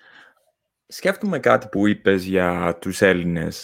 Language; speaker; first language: Greek; non-native, learner; English